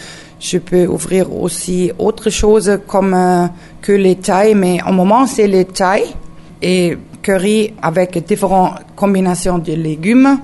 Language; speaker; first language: French; non-native, learner; German